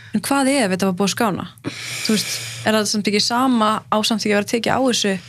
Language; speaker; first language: Icelandic; native; Icelandic